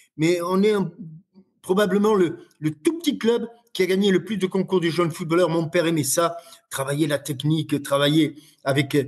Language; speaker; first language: French; native; French